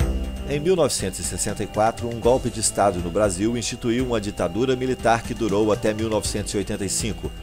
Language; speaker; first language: Portuguese; native; Portuguese